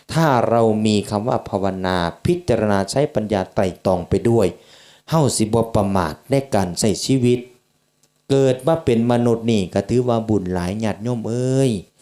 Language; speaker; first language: Thai; native; Thai